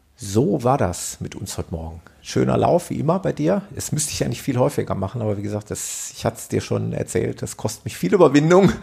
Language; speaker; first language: German; native; German